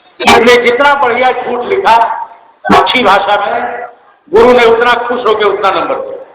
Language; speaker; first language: Hindi; non-native, local second language; Bhojpuri